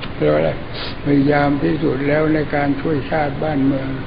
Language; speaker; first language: Thai; native; Thai